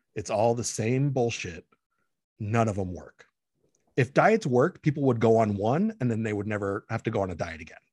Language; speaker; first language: English; early bilingual, other home language; Spanish